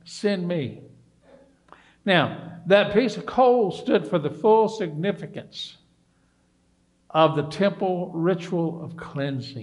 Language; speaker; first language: English; native; English